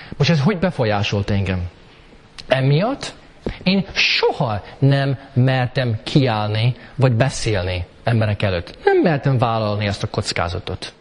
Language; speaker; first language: Hungarian; early bilingual, heritage; Hungarian